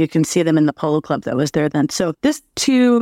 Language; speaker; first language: English; native; English